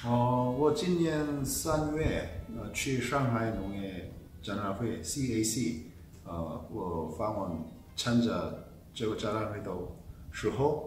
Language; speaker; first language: Chinese; non-native, fluent; Korean